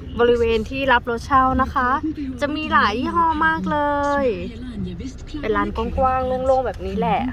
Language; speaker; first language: Thai; native; Thai